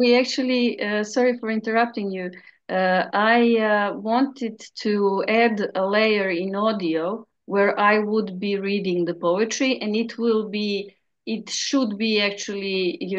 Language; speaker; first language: English; non-native, learner; Serbian